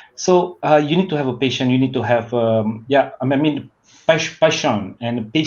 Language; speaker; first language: English; non-native, learner; Malay